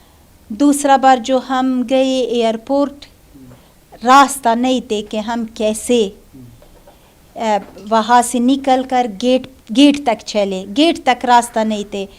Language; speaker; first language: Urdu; non-native, fluent; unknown